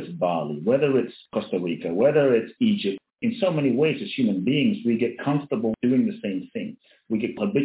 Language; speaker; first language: English; native; English